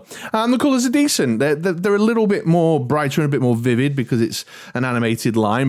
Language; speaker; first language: English; native; English